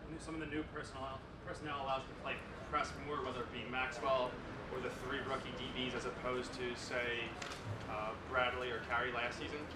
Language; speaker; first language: English; native; English